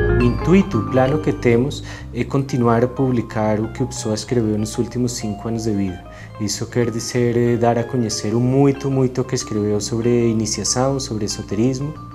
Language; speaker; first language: Portuguese; non-native, fluent; Spanish